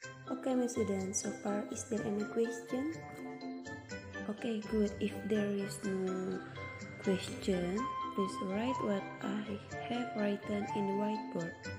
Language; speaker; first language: English; non-native, learner; Indonesian